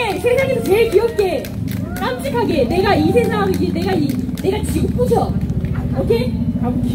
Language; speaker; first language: Korean; non-native, fluent; Japanese